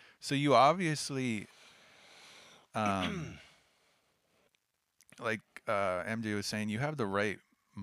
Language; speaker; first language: English; native; English